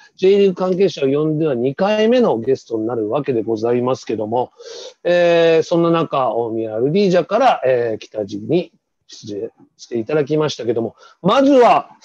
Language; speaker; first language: Japanese; native; Japanese